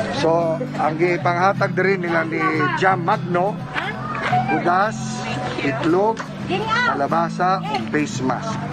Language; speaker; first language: Cebuano; native; Cebuano